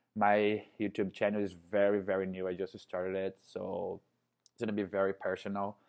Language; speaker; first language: English; non-native, fluent; Portuguese